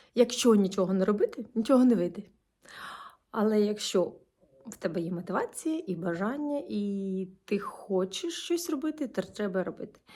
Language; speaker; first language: Ukrainian; non-native, local second language; Russian